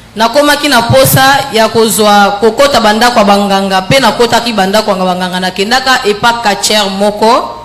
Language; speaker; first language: Lingala; native; Lingala